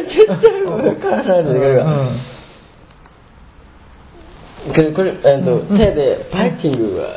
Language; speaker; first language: Japanese; non-native, learner; Burmese